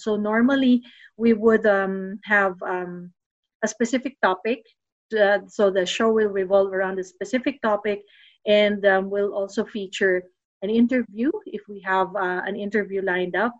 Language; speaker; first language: English; non-native, local second language; Filipino